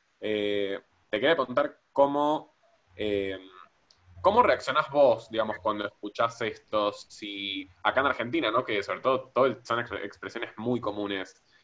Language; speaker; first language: Spanish; native; Spanish